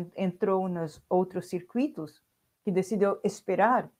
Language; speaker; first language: Portuguese; non-native, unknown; Spanish